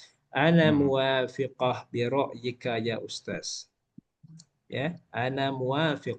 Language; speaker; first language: Arabic; non-native, learner; Malay